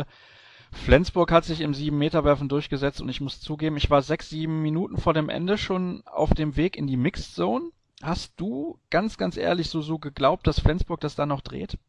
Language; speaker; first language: German; native; German